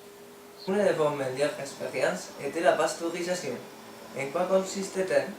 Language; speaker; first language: French; non-native, learner; Spanish